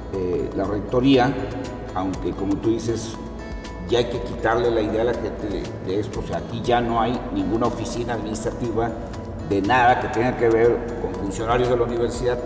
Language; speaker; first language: Spanish; native; Spanish